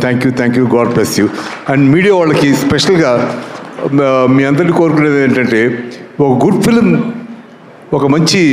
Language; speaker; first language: Telugu; native; Telugu